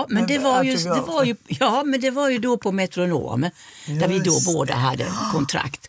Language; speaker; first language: Swedish; native; Swedish